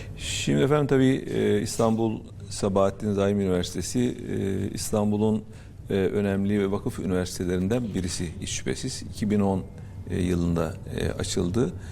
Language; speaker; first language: Turkish; native; Turkish